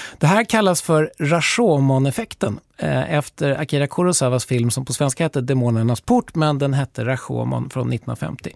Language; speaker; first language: Swedish; native; Swedish